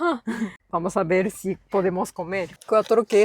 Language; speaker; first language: Spanish; non-native, learner; Japanese